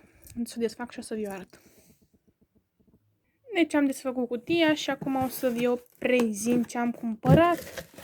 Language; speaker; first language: Romanian; native; Romanian